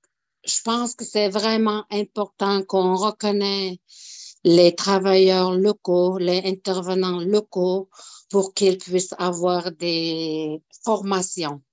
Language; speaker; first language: French; non-native, local second language; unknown